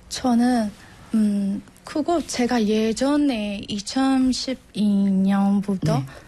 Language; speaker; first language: Korean; non-native, learner; Burmese